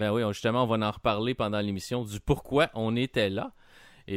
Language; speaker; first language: French; native; French